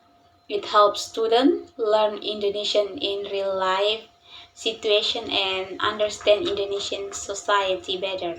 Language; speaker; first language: English; non-native, learner; Indonesian